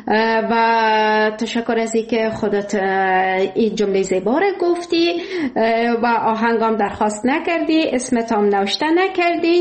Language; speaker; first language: Persian; native; Persian